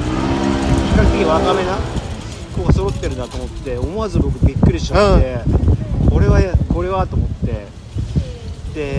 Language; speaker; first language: Japanese; native; Japanese